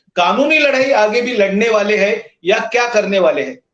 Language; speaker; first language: Hindi; non-native, local second language; Marathi